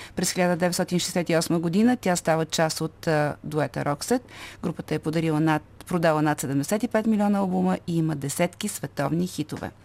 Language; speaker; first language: Bulgarian; native; Bulgarian